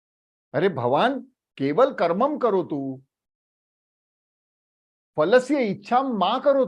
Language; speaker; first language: Hindi; native; Hindi